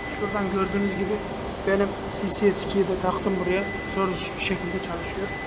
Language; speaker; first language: Turkish; native; Turkish